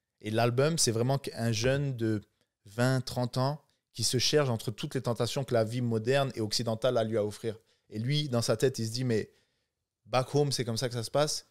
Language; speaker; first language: French; non-native, local second language; Arabic